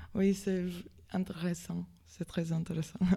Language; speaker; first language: French; non-native, learner; Latvian